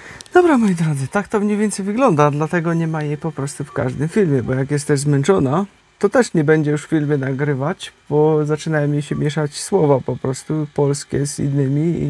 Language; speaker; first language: Polish; native; Polish